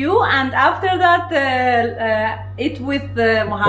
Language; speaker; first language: English; non-native, learner; Persian